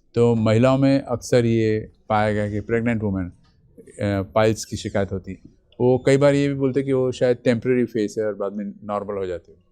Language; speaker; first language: Hindi; native; Hindi